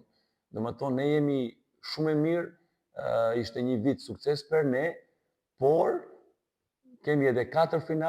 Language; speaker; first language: Albanian; non-native, learner; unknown